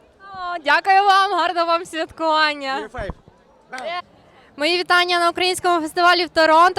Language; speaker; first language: Ukrainian; native; Ukrainian